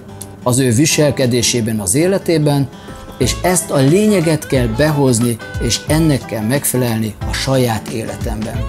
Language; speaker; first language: Hungarian; native; Hungarian